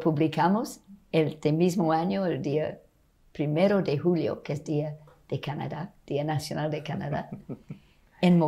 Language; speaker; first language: Spanish; non-native, fluent; English